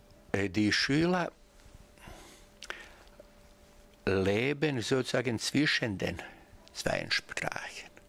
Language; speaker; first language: German; non-native, fluent; Bosnian